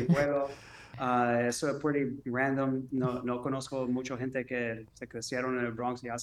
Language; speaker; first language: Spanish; early bilingual, heritage; English